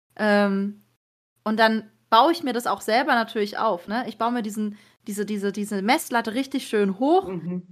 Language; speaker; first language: German; early bilingual, other home language; Persian